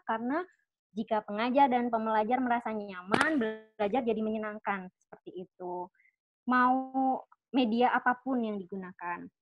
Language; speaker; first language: Indonesian; native; Indonesian